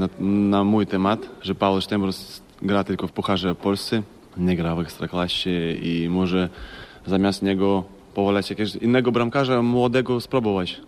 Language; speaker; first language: Polish; non-native, fluent; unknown